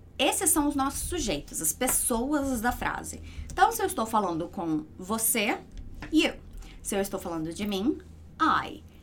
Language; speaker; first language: Portuguese; native; Portuguese